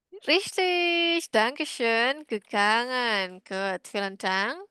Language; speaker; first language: German; non-native, learner; Indonesian